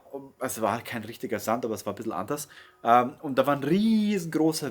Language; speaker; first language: German; native; German